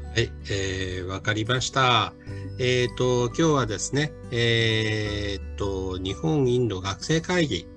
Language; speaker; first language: Japanese; native; Japanese